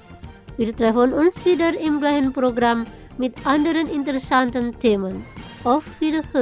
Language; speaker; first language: German; non-native, fluent; Indonesian